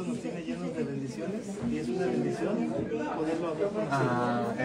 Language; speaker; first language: Spanish; native; Spanish